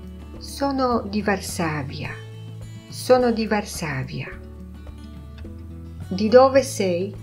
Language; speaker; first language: Italian; non-native, fluent; Polish